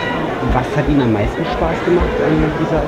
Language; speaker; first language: German; native; German